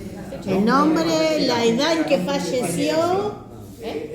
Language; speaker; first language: Spanish; native; Spanish